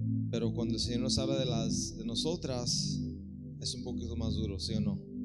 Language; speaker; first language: Spanish; native; Spanish